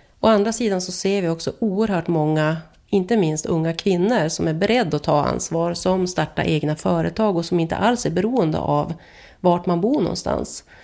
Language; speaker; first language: Swedish; native; Swedish